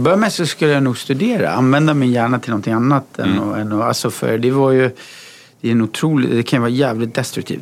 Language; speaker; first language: Swedish; native; Swedish